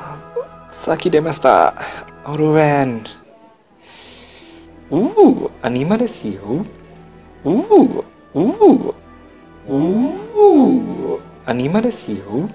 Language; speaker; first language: Japanese; non-native, learner; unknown